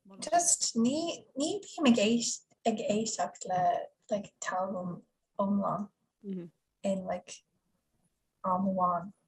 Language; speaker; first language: Irish; non-native, local second language; English